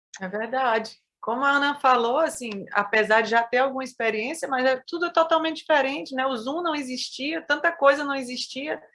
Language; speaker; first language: Portuguese; native; Portuguese